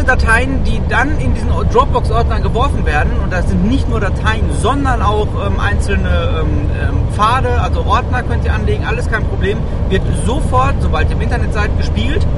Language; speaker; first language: German; native; German